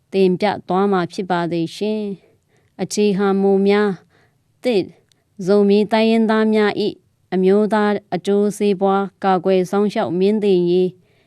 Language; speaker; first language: Burmese; non-native, local second language; Tedim Chin